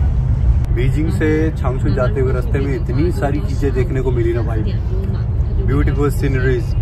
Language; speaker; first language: Hindi; native; Hindi